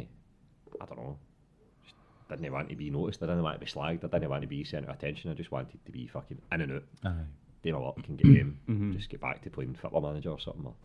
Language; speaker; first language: English; non-native, local second language; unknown